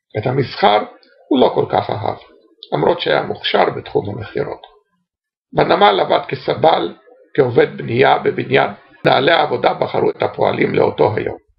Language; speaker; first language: Hebrew; early bilingual, other home language; Romanian